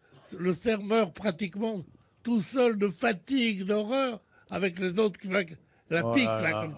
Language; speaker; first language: French; native; French